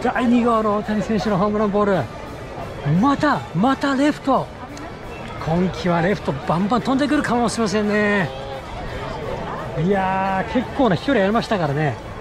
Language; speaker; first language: Japanese; native; Japanese